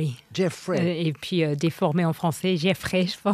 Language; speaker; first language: French; native; French